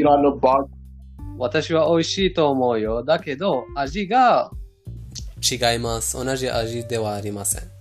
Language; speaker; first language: Japanese; non-native, fluent; Persian